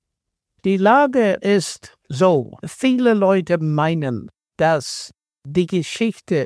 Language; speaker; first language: German; non-native, fluent; English